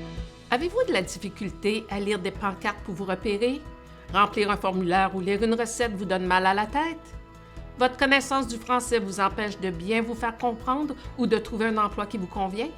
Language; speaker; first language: French; native; French